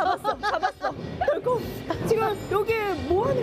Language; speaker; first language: Korean; native; Korean